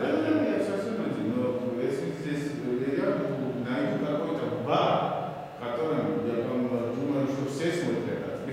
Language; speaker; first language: Russian; non-native, fluent; Georgian